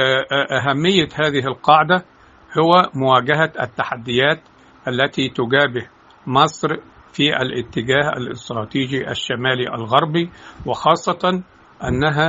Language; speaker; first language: Arabic; native; Arabic